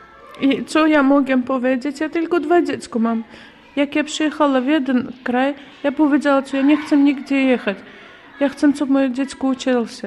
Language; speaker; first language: Polish; non-native, learner; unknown